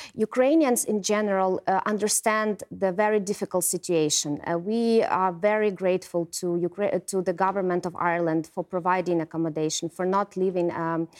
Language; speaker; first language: English; non-native, fluent; Ukrainian